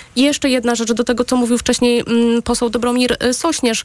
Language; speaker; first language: Polish; native; Polish